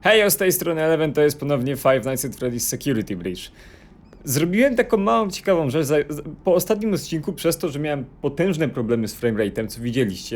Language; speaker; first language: Polish; native; Polish